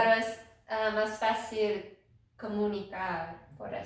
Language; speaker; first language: Spanish; non-native, learner; English